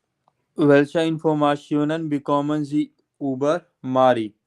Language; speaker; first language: German; non-native, fluent; Hindi